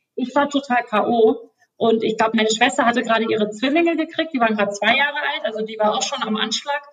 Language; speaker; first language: German; native; German